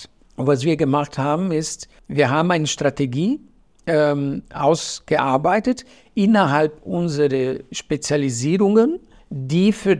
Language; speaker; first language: German; non-native, fluent; Portuguese